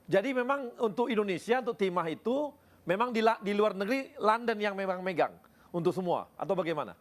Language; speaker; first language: Indonesian; native; Indonesian